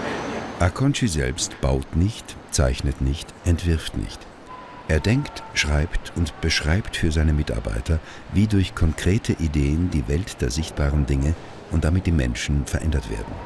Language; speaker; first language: German; native; German